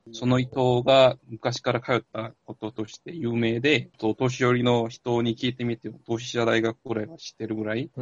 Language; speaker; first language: Japanese; non-native, fluent; Korean